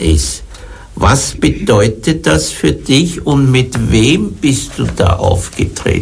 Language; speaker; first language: German; native; German